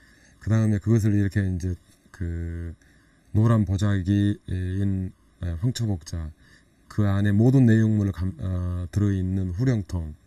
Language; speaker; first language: Korean; native; Korean